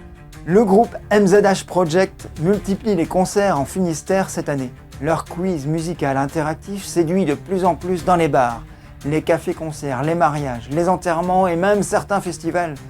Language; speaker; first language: French; native; French